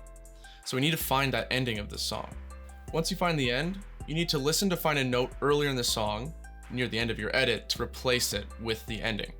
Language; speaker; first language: English; native; English